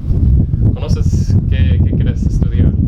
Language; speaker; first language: Spanish; non-native, learner; English